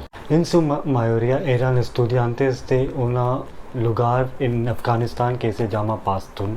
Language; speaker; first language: Spanish; non-native, learner; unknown